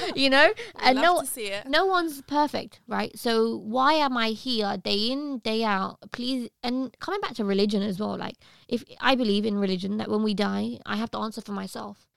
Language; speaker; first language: English; early bilingual, other home language; Arabic